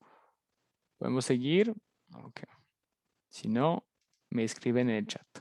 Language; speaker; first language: Spanish; non-native, fluent; French